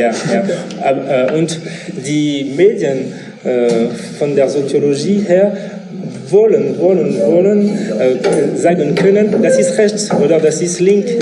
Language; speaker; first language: German; non-native, learner; French